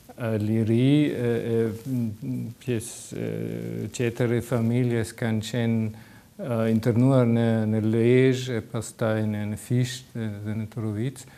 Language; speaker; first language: Albanian; non-native, learner; German